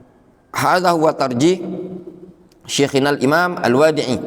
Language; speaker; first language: Arabic; non-native, fluent; Indonesian